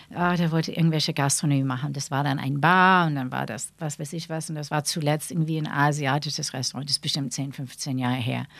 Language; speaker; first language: German; non-native, fluent; English